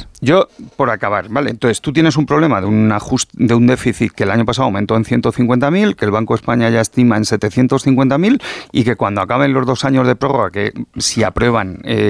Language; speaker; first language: Spanish; native; Spanish